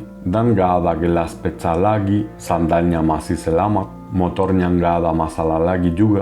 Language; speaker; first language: Indonesian; non-native, fluent; Spanish